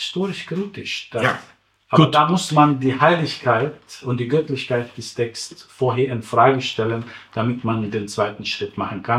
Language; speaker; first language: German; non-native, fluent; Arabic